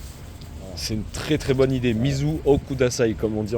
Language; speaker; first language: French; native; French